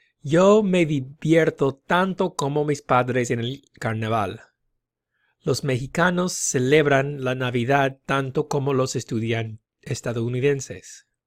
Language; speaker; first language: Spanish; non-native, fluent; English